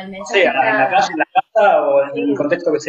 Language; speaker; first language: Spanish; native; Spanish